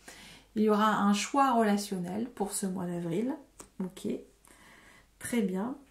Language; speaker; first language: French; native; French